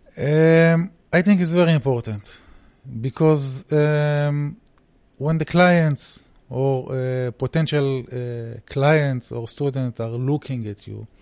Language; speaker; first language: English; early bilingual, heritage; Hebrew